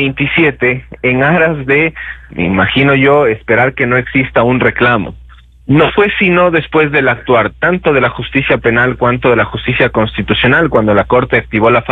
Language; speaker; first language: Spanish; native; Spanish